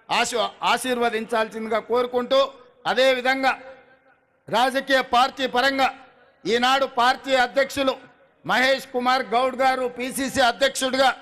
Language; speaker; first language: Telugu; native; Telugu